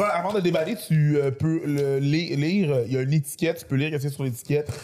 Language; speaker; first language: French; native; French